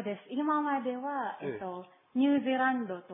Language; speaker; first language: Japanese; non-native, learner; Filipino